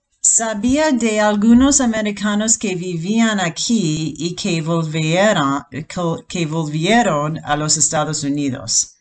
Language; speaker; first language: Spanish; non-native, fluent; English